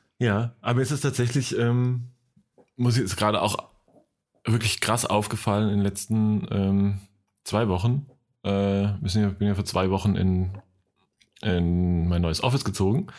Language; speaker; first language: German; native; German